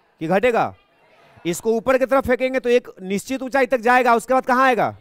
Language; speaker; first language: Hindi; native; Hindi